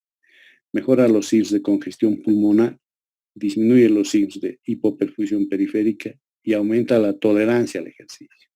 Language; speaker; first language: Spanish; native; Spanish